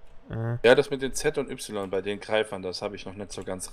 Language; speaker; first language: German; native; German